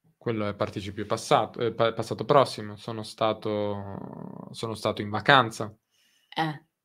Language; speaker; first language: Italian; native; Italian